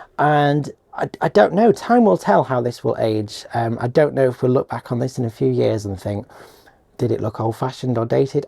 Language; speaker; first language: English; native; English